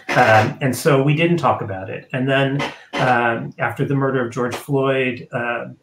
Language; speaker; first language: English; native; English